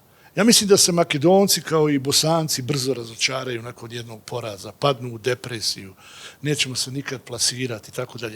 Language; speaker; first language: Bosnian; native; Bosnian